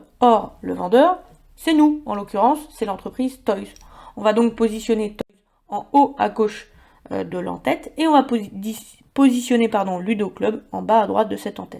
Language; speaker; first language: French; native; French